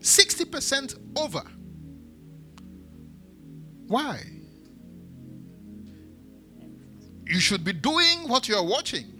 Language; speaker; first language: English; non-native, local second language; Akan